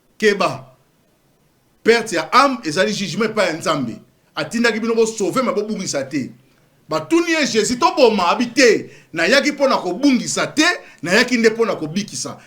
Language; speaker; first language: Lingala; native; Lingala